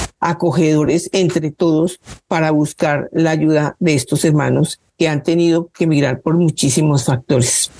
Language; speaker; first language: Spanish; native; Spanish